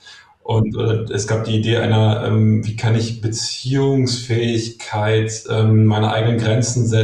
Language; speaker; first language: German; native; German